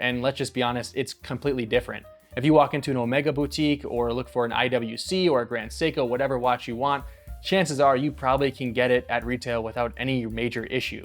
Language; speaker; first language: English; native; English